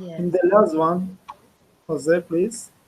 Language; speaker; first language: English; non-native, fluent; Spanish